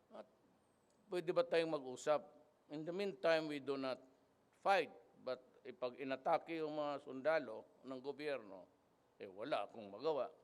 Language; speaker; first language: Filipino; non-native, local second language; Cebuano